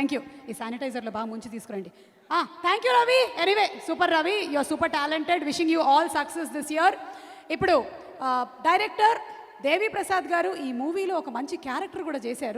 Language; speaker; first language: Telugu; native; Telugu